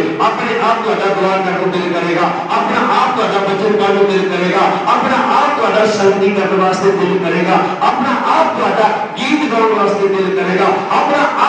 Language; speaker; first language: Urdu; non-native, local second language; Punjabi